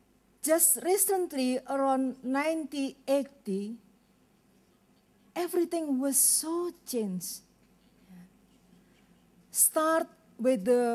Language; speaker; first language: English; non-native, learner; Indonesian